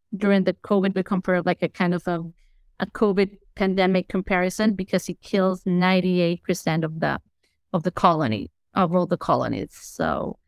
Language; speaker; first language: English; non-native, fluent; Spanish